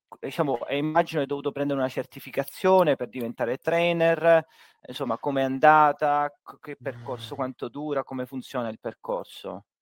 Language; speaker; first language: Italian; native; Italian